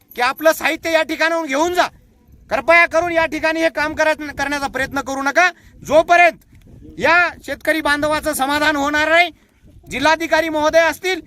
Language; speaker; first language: Marathi; non-native, local second language; Lambadi